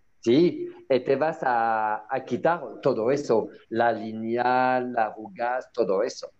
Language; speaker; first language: Spanish; non-native, learner; French